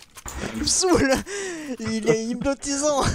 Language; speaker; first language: French; native; French